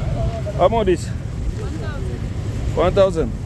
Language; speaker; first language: English; non-native, learner; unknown